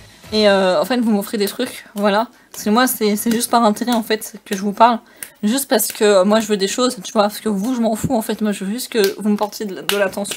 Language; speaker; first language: French; native; French